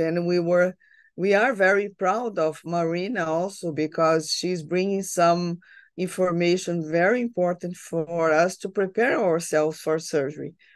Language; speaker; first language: English; non-native, fluent; Portuguese